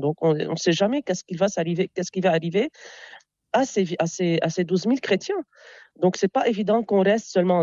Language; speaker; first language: French; non-native, local second language; Arabic